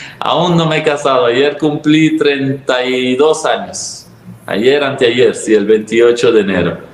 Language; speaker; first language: Spanish; early bilingual, other home language; Arabic